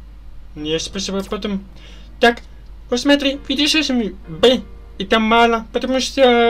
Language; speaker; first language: Russian; non-native, learner; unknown